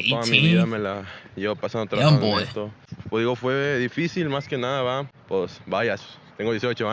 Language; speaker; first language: Spanish; native; Spanish